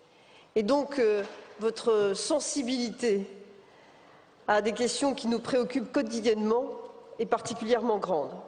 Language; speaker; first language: French; native; French